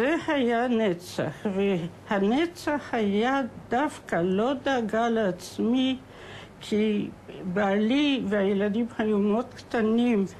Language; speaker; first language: Hebrew; non-native, fluent; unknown